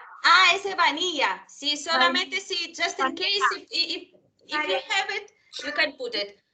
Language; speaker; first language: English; non-native, fluent; Spanish